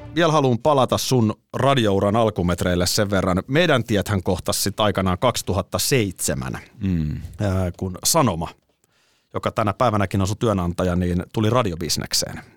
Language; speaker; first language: Finnish; native; Finnish